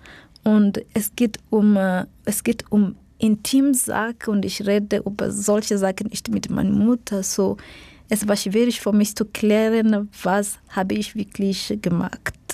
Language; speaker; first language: German; non-native, learner; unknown